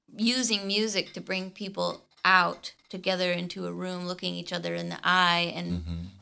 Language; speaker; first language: English; native; English